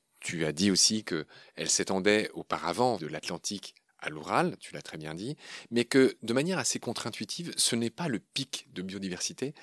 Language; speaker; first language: French; native; French